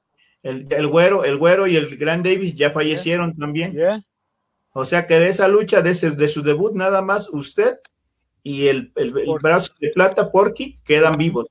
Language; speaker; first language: Spanish; native; Spanish